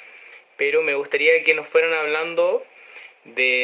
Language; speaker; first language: Spanish; native; Spanish